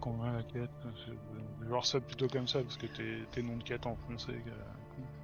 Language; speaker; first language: French; native; French